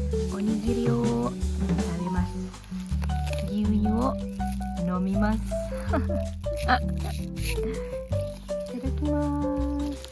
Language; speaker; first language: Japanese; non-native, learner; Indonesian